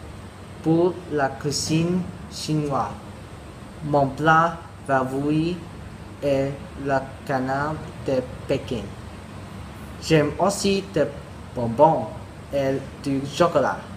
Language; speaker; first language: French; non-native, learner; Cantonese